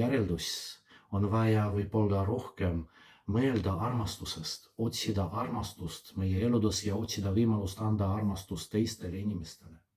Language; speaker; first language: Estonian; non-native, fluent; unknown